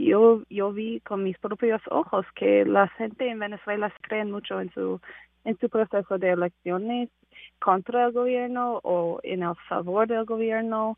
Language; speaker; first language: Spanish; non-native, fluent; English